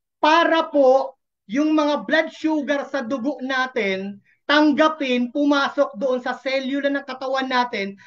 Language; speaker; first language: Filipino; non-native, local second language; Masbatenyo